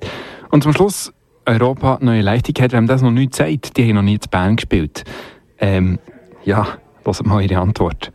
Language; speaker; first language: German; native; German